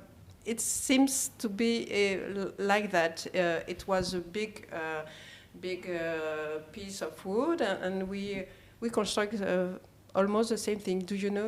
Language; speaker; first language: English; non-native, learner; French